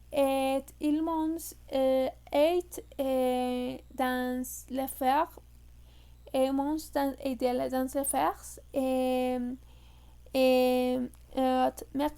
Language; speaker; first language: French; non-native, learner; Spanish